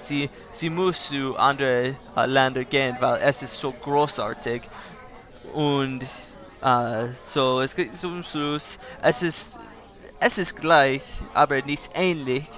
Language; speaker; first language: German; non-native, learner; English